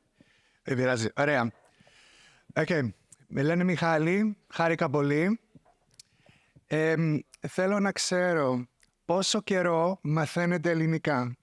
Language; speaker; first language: Greek; non-native, fluent; English